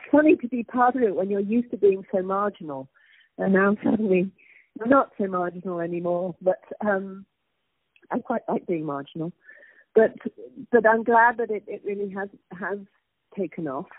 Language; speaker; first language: English; native; English